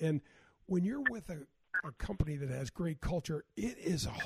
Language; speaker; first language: English; native; English